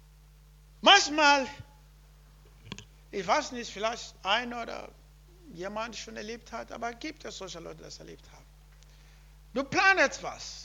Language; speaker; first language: German; non-native, learner; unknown